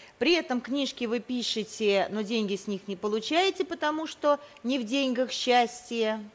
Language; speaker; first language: Russian; native; Russian